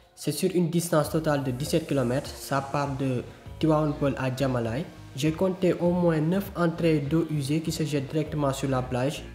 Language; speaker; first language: French; non-native, local second language; Wolof